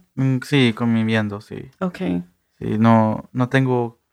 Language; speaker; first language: Spanish; early bilingual, heritage; Spanish